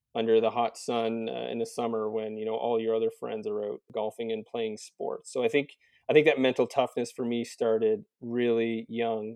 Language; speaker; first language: English; native; English